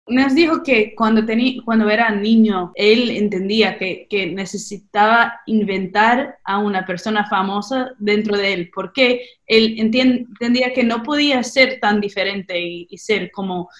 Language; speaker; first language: Spanish; non-native, fluent; English